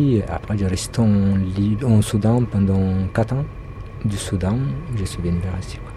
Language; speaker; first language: French; non-native, fluent; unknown